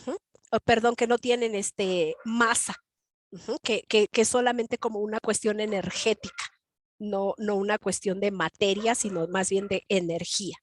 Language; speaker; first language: Spanish; native; Spanish